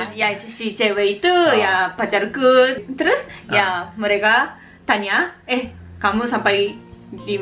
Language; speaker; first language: Indonesian; non-native, learner; Japanese